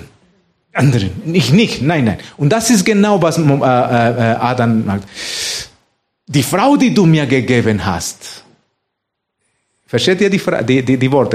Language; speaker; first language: German; non-native, fluent; Spanish